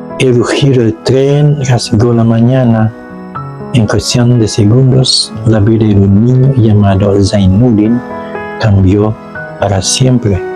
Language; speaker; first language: Spanish; non-native, fluent; Indonesian